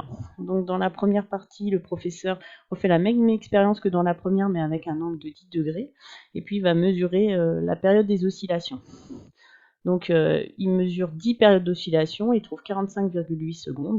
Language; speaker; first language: French; native; French